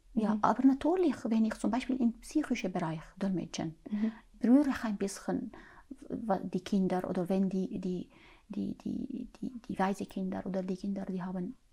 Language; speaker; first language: German; non-native, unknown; Arabic